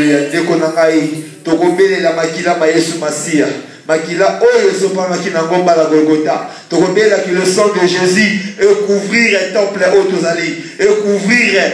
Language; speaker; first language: French; non-native, local second language; Lingala